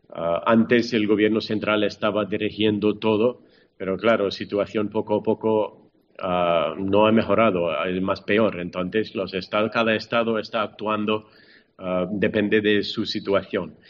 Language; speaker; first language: Spanish; non-native, fluent; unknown